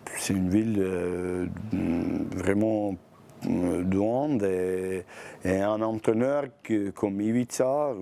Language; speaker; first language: French; non-native, fluent; Bosnian